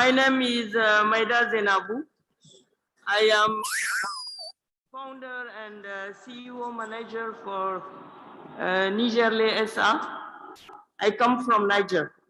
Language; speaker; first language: English; non-native, learner; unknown